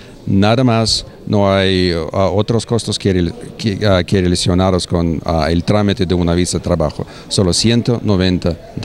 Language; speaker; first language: Spanish; non-native, fluent; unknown